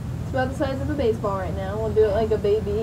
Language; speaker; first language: English; native; English